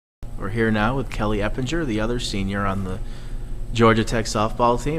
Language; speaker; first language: English; native; English